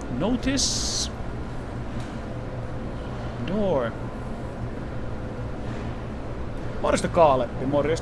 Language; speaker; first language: Finnish; native; Finnish